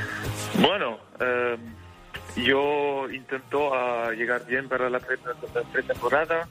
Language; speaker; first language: Spanish; early bilingual, heritage; German